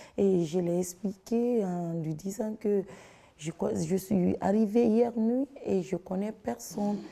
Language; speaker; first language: French; non-native, local second language; Fula